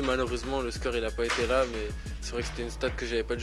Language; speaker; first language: French; native; French